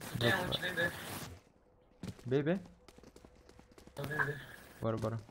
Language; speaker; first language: Portuguese; native; Portuguese